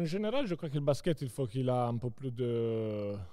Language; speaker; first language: French; non-native, local second language; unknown